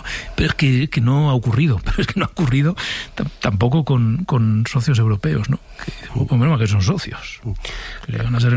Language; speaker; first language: Spanish; native; Spanish